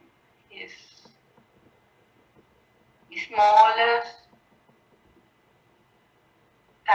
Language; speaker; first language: English; non-native, learner; Sinhala